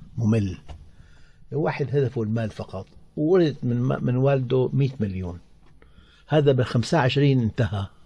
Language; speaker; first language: Arabic; native; Arabic